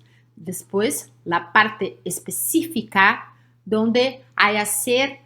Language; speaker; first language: Spanish; non-native, learner; Portuguese